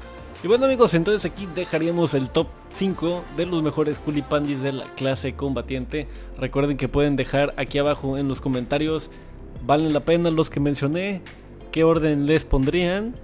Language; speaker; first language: Spanish; native; Spanish